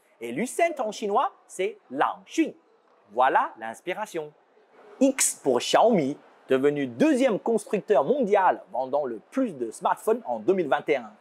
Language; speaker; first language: French; non-native, fluent; Chinese